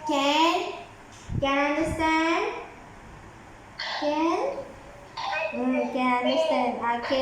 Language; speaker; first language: English; non-native, learner; Malay